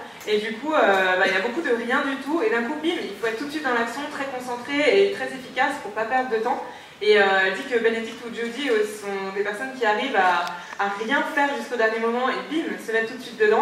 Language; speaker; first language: French; native; French